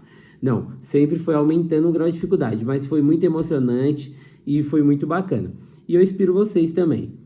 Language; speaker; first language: Portuguese; native; Portuguese